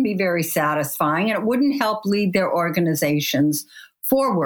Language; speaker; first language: English; native; English